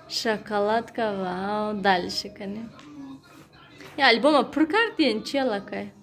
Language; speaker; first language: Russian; non-native, local second language; Tajik